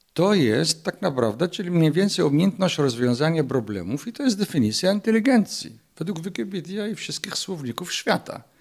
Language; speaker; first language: Polish; non-native, fluent; Arabic